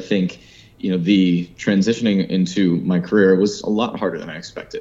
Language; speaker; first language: English; native; English